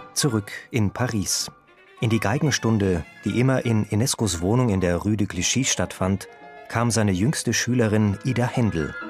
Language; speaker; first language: German; native; German